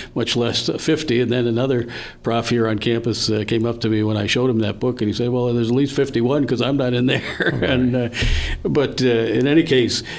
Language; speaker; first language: English; native; English